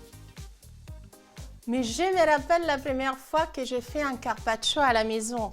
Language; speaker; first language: French; non-native, fluent; Italian